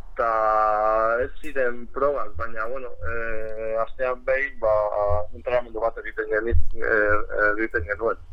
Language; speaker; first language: Basque; non-native, local second language; Spanish